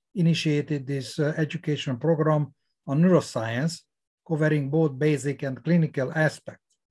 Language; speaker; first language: English; non-native, fluent; Hungarian